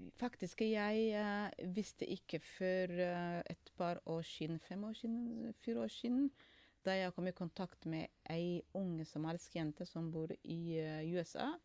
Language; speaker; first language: Norwegian; non-native, fluent; Somali